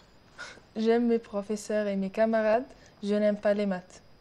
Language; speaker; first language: French; non-native, learner; Arabic